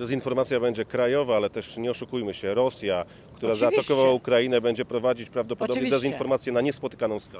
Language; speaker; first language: Polish; native; Polish